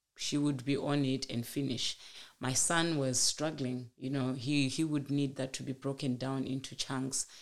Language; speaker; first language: English; non-native, local second language; Shona